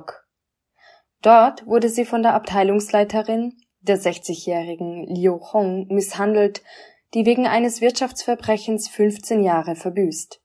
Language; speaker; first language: German; native; German